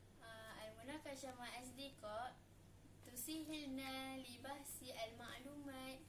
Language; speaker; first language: Arabic; non-native, learner; Indonesian